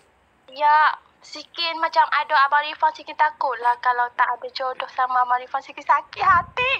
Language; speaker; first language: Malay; non-native, learner; Vietnamese